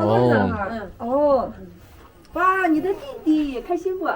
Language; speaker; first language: Chinese; native; Chinese